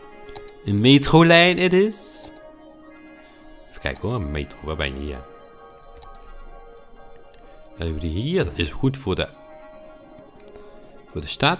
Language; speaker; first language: Dutch; native; Dutch